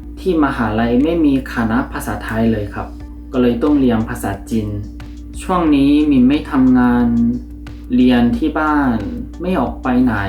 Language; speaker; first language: Thai; non-native, fluent; Korean